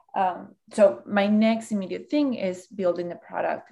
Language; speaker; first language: English; early bilingual, other home language; Spanish